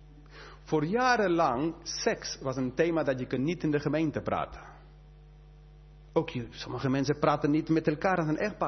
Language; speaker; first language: Dutch; non-native, fluent; English